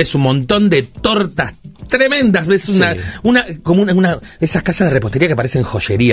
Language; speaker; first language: Spanish; native; Spanish